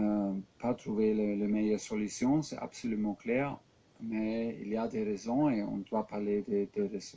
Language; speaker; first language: French; non-native, fluent; German